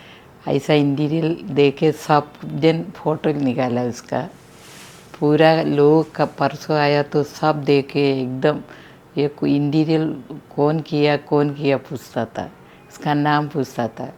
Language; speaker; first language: Hindi; non-native, local second language; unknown